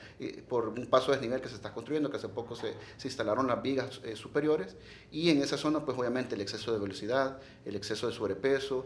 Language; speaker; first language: Spanish; native; Spanish